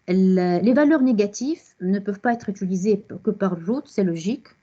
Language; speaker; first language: French; non-native, local second language; Arabic